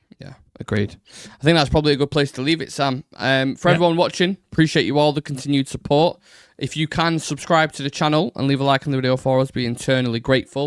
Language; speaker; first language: English; native; English